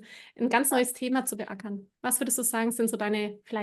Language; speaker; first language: German; native; German